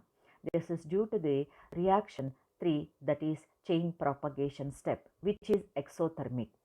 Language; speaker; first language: English; non-native, local second language; Kannada